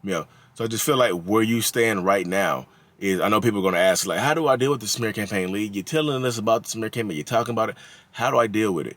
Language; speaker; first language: English; native; English